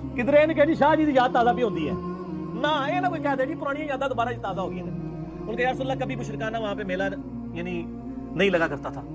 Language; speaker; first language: Urdu; non-native, local second language; Punjabi